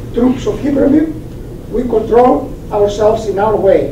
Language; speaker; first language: English; non-native, fluent; Greek